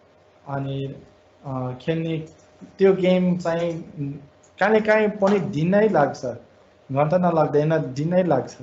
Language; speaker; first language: Nepali; non-native, fluent; English